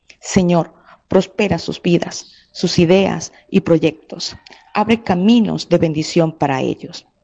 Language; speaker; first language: Spanish; native; Spanish